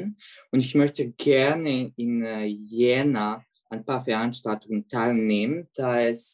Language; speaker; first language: German; non-native, fluent; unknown